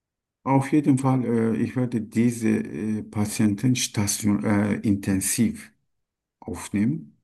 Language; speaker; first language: German; non-native, learner; Turkish